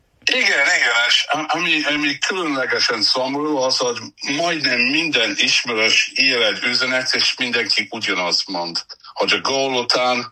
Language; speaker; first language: Hungarian; non-native, fluent; English